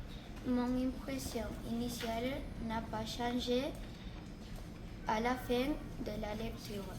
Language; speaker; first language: French; non-native, learner; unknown